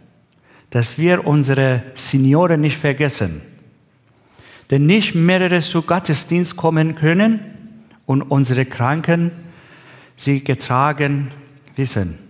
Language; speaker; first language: German; non-native, learner; Persian